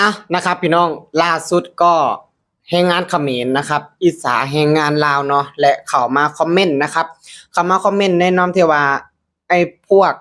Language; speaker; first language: Thai; non-native, local second language; Lao